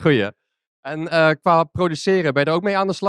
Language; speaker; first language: Dutch; native; Dutch